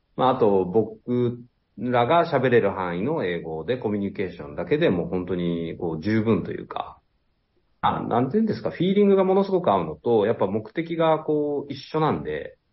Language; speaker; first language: Japanese; native; Japanese